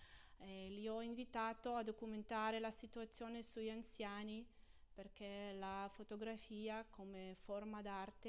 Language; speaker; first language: Italian; non-native, fluent; Ukrainian